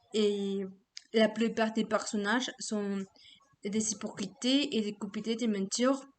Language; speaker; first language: French; non-native, learner; Spanish